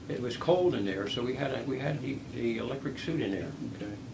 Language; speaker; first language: English; native; English